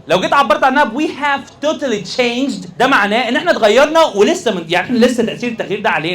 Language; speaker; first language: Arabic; native; Arabic